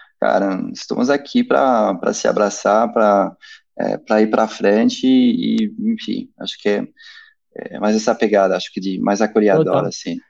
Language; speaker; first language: Portuguese; non-native, fluent; French